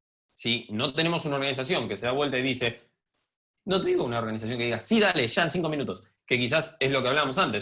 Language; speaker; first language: Spanish; native; Spanish